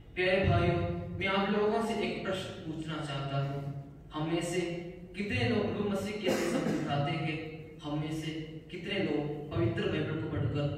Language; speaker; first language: Hindi; non-native, local second language; Malayalam